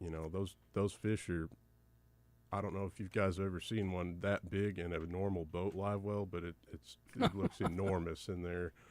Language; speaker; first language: English; native; English